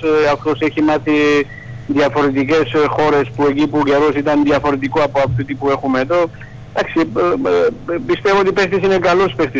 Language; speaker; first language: Greek; non-native, fluent; Georgian